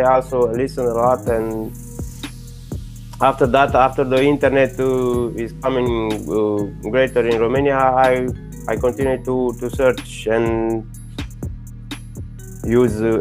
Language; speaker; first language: English; non-native, learner; Romanian